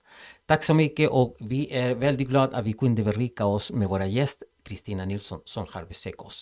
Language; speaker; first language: Swedish; non-native, fluent; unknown